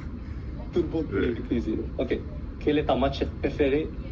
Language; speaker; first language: French; early bilingual, heritage; Arabic